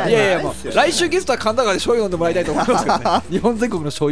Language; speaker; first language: Japanese; native; Japanese